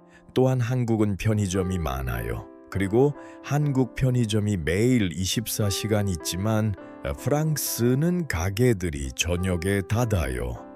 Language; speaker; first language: Korean; non-native, learner; Uzbek